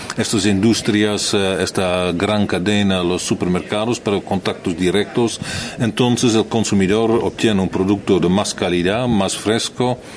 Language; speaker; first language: Spanish; non-native, fluent; Dutch